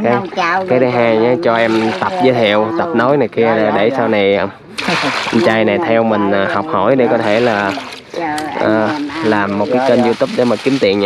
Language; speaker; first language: Vietnamese; native; Vietnamese